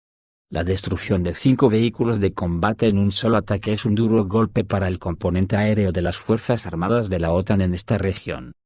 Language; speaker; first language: Spanish; native; Spanish